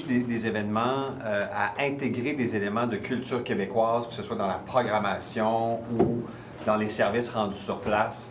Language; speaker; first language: French; native; French